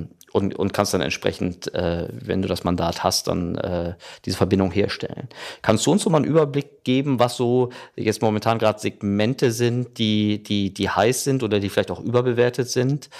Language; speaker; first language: German; native; German